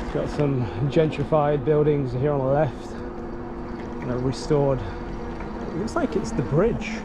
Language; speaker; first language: English; native; English